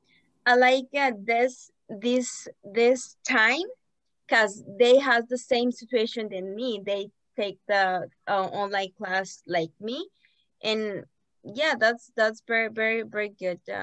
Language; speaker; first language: English; non-native, learner; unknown